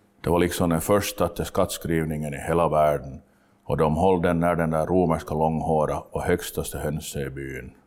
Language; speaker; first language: Swedish; native; Swedish